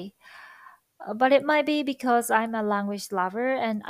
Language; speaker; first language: English; non-native, fluent; Japanese